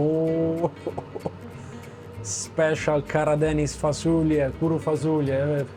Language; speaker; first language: Turkish; non-native, learner; Italian